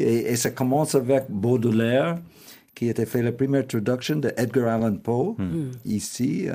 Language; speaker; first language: French; non-native, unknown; English